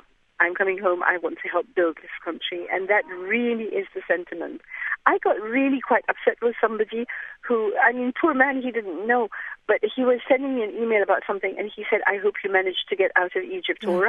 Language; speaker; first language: English; non-native, fluent; Arabic